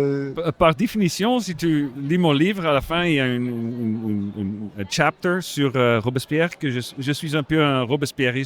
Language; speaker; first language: French; non-native, local second language; Dutch